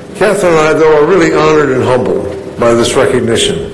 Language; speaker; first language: English; native; English